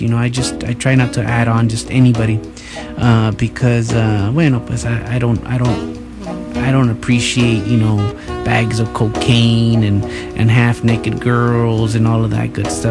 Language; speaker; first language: English; early bilingual, other home language; Spanish